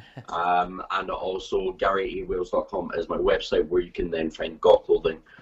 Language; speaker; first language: English; native; English